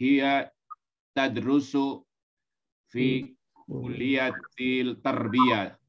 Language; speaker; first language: Arabic; non-native, learner; Indonesian